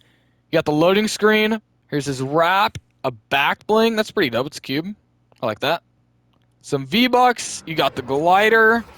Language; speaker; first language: English; native; English